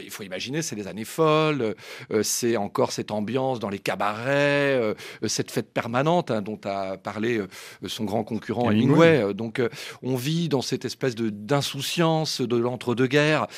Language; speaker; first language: French; native; French